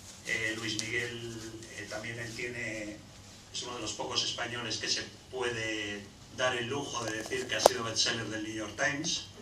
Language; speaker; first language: Spanish; native; Spanish